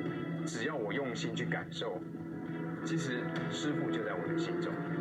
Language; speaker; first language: Chinese; native; Chinese